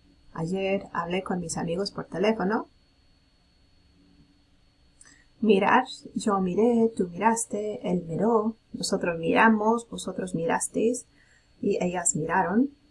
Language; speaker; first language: Spanish; non-native, fluent; English